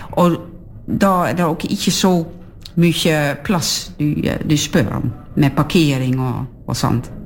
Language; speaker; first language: Norwegian; non-native, fluent; Dutch